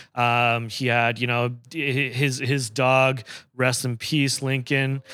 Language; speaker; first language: English; native; English